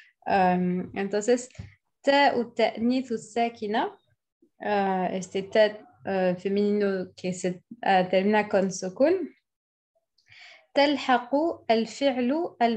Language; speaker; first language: Spanish; non-native, fluent; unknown